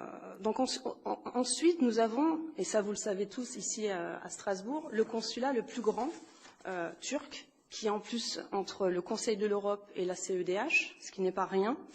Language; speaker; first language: French; native; French